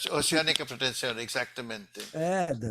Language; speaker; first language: Portuguese; non-native, fluent; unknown